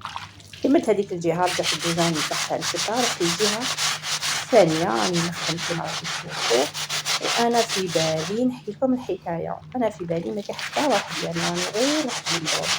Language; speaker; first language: Arabic; native; Arabic